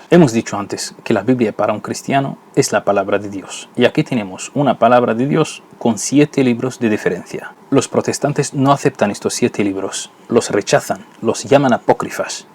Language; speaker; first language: Spanish; non-native, fluent; Arabic